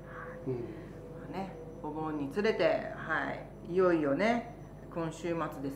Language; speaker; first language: Japanese; native; Japanese